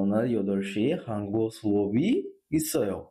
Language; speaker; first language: Korean; non-native, fluent; Sinhala